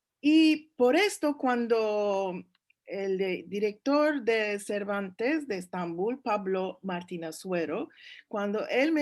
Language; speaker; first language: Spanish; early bilingual, heritage; Turkish